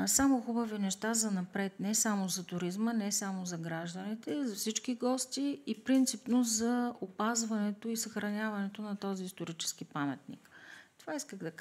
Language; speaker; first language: Bulgarian; native; Bulgarian